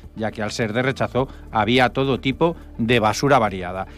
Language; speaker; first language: Spanish; native; Spanish